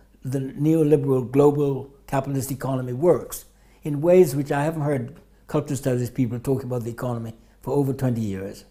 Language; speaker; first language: English; native; English